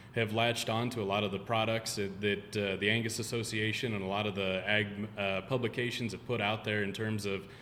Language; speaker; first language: English; native; English